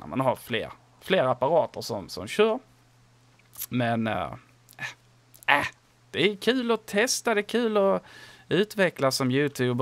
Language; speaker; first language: Swedish; native; Swedish